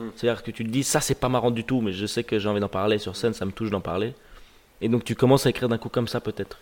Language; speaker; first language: French; native; French